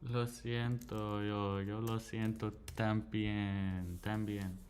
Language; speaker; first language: Spanish; non-native, learner; English